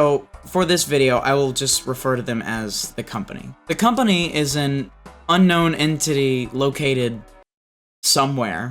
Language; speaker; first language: English; native; English